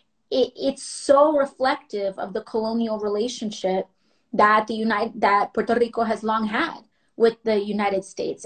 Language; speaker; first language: English; native; English